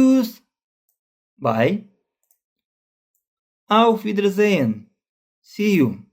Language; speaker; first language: German; non-native, fluent; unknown